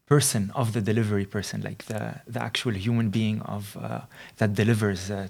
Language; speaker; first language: English; non-native, fluent; Arabic